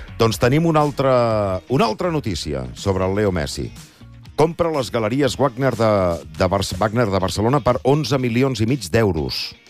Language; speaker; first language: Catalan; native; Catalan